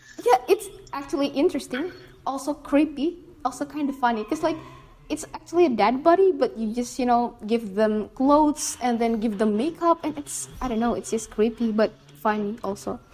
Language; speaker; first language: English; non-native, fluent; Indonesian